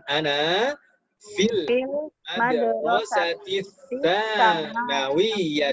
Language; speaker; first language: Arabic; non-native, fluent; Indonesian